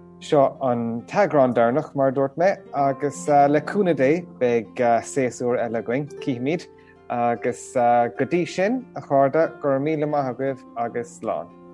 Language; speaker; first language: Irish; non-native, local second language; English